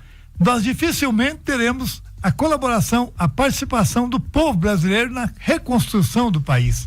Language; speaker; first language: Portuguese; native; Portuguese